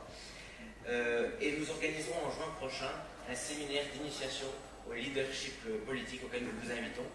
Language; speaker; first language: French; non-native, local second language; Arabic